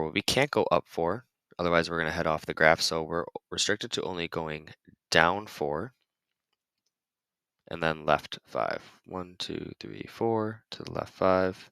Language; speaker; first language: English; native; English